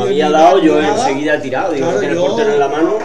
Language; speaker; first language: Spanish; native; Spanish